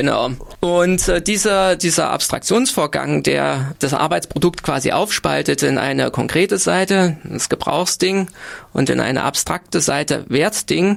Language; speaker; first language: German; native; German